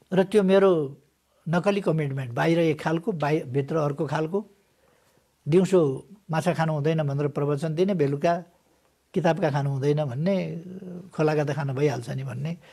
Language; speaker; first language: Nepali; native; Nepali